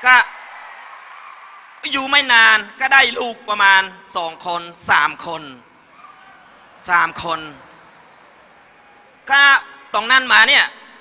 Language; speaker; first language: Thai; non-native, learner; Khmer